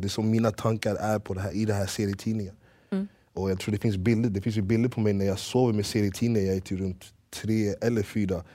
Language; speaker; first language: Swedish; early bilingual, other home language; English